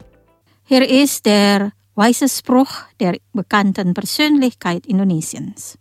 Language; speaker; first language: German; non-native, fluent; Indonesian